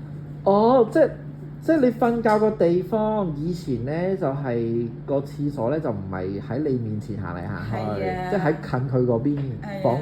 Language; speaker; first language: Cantonese; native; Cantonese